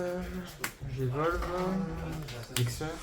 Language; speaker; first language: French; native; French